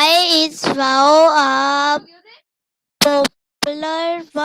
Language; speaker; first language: English; non-native, learner; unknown